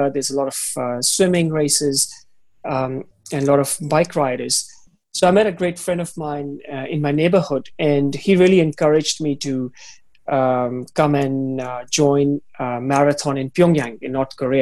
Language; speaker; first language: English; non-native, local second language; Hindi